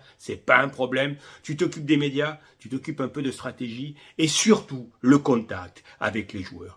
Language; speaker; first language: French; native; French